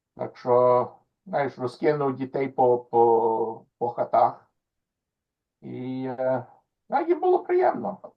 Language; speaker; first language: Ukrainian; early bilingual, heritage; Ukrainian